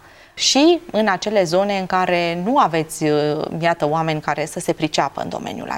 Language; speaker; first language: Romanian; native; Romanian